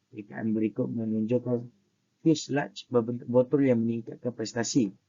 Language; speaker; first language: Malay; native; Malay